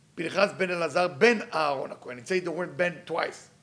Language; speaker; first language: English; non-native, fluent; Hebrew